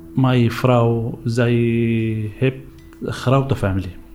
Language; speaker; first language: Dutch; non-native, fluent; Arabic